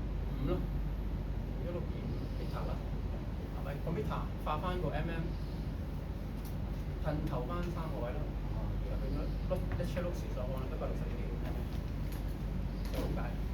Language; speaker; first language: Cantonese; native; Cantonese